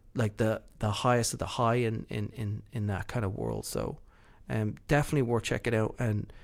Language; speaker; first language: English; native; English